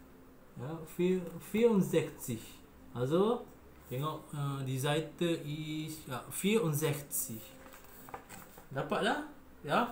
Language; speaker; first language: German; non-native, learner; Malay